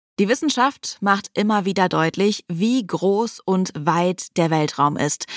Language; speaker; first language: German; native; German